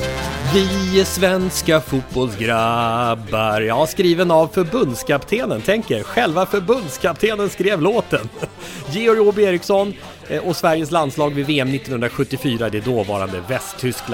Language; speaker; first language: Swedish; native; Swedish